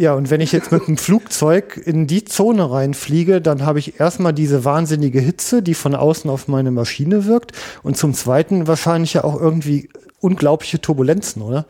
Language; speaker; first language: German; native; German